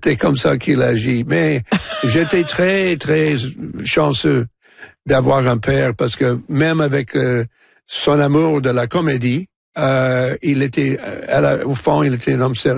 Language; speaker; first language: French; non-native, local second language; English